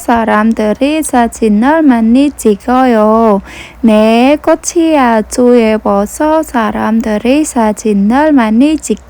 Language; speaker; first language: Korean; non-native, learner; Khmer